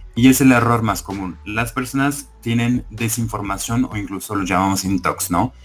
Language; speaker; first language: Spanish; non-native, fluent; French